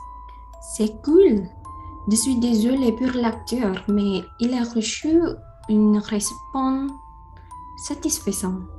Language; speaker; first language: French; non-native, learner; Indonesian